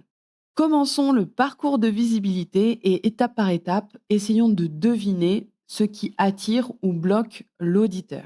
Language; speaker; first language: French; native; French